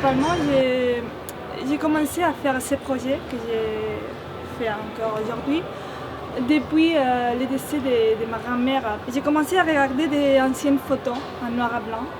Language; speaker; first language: French; non-native, fluent; Spanish